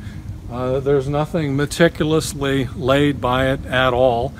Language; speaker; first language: English; native; English